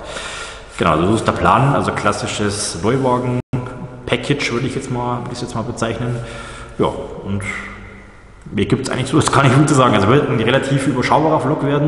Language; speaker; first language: German; native; German